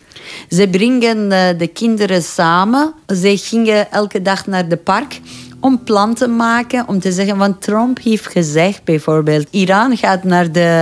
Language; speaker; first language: Dutch; non-native, fluent; Persian